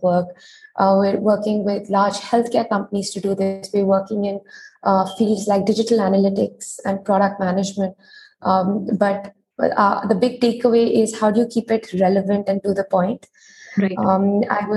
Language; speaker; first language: English; non-native, local second language; Hindi